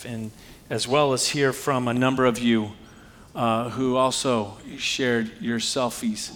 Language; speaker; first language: English; native; English